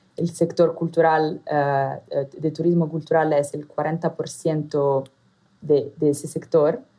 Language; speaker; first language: Spanish; non-native, fluent; Italian